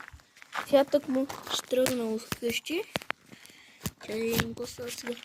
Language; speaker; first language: Bulgarian; native; Bulgarian